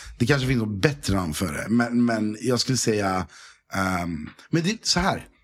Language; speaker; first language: Swedish; early bilingual, other home language; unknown